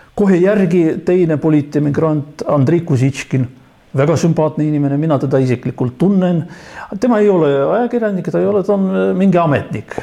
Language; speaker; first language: Estonian; non-native, local second language; Russian